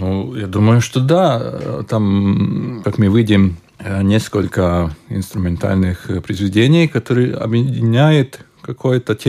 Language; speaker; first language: Russian; non-native, local second language; Latvian